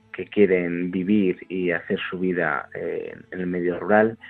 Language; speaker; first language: Spanish; native; Spanish